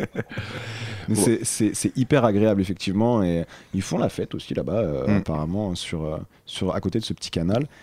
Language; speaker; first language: French; native; French